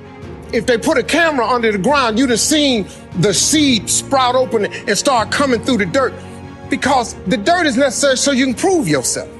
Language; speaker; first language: English; native; English